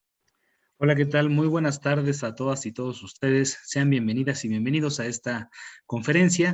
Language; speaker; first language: Spanish; native; Spanish